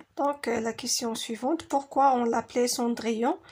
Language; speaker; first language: French; non-native, local second language; Arabic